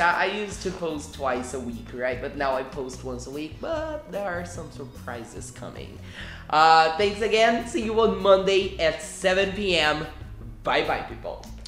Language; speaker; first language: English; non-native, fluent; Portuguese